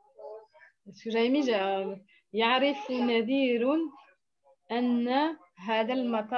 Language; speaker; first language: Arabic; non-native, learner; French